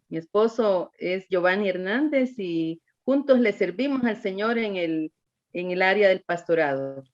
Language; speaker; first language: Spanish; native; Spanish